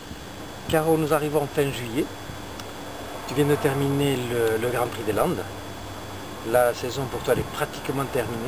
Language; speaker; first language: French; native; French